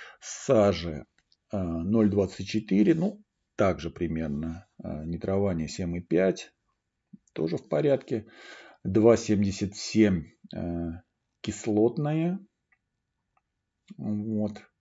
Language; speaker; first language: Russian; native; Russian